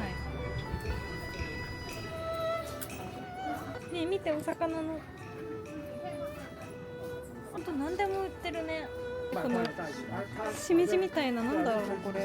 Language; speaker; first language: Japanese; native; Japanese